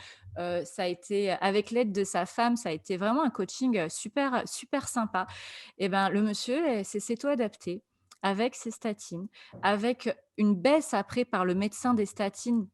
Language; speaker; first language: French; native; French